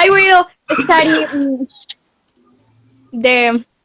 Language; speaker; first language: English; non-native, learner; Spanish